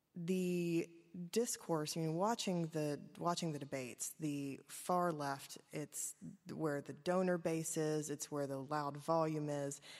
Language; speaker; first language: English; native; English